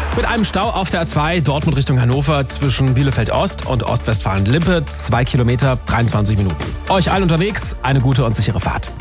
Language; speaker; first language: German; native; German